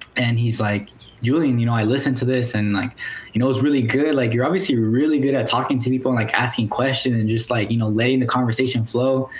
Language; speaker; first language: English; native; English